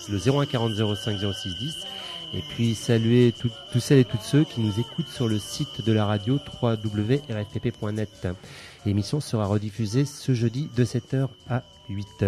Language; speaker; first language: French; native; French